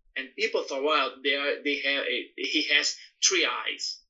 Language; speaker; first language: English; non-native, learner; Portuguese